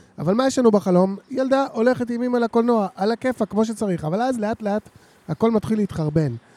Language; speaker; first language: Hebrew; native; Hebrew